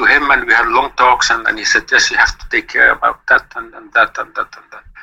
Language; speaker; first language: English; non-native, fluent; Dutch